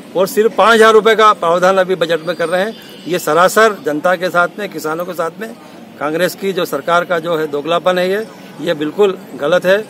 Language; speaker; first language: Hindi; native; Hindi